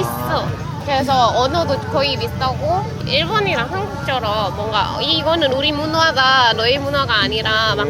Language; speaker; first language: Korean; non-native, fluent; Indonesian